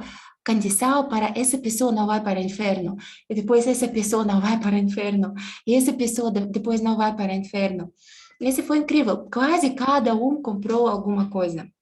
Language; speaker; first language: Portuguese; non-native, fluent; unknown